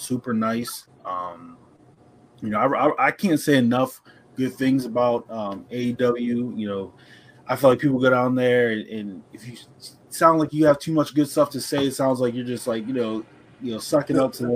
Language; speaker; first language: English; native; English